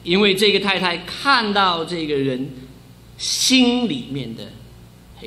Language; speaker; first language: Chinese; native; Chinese